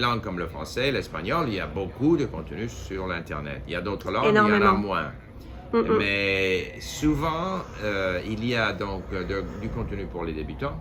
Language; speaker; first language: French; non-native, fluent; English